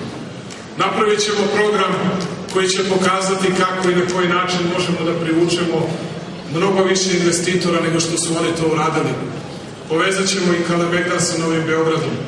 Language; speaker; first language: Serbian; native; Serbian